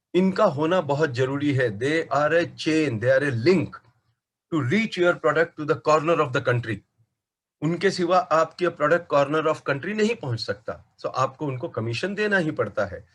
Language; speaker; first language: Hindi; non-native, local second language; Marathi